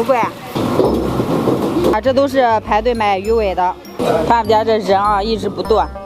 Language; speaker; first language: Chinese; native; Chinese